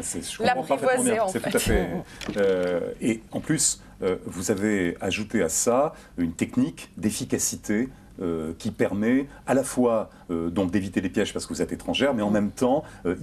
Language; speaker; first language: French; native; French